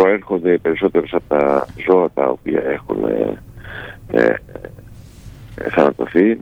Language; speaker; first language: Greek; native; Greek